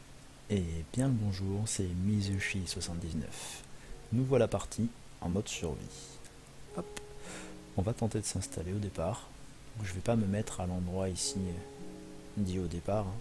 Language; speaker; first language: French; native; French